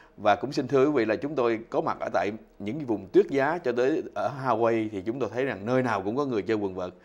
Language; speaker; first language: Vietnamese; native; Vietnamese